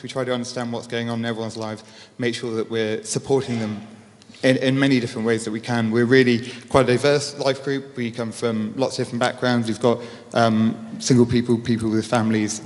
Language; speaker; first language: English; native; English